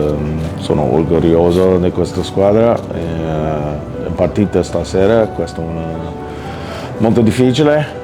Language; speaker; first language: Italian; non-native, learner; English